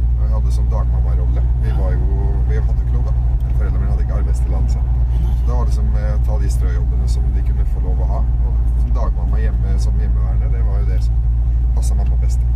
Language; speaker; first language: Norwegian; early bilingual, other home language; Arabic